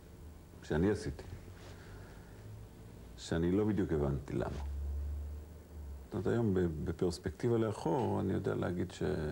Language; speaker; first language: Hebrew; non-native, fluent; Hungarian